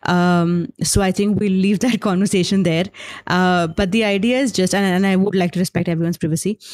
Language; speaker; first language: English; non-native, local second language; Hindi